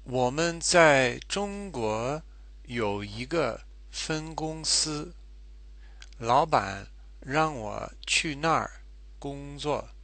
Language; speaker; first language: Chinese; non-native, fluent; English